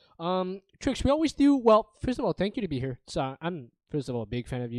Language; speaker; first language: English; non-native, fluent; French